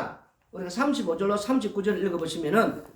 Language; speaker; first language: Korean; native; Korean